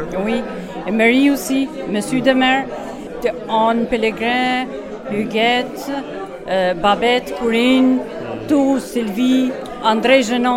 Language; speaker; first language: French; non-native, learner; Albanian